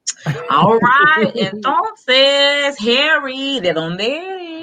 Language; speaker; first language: Spanish; non-native, fluent; English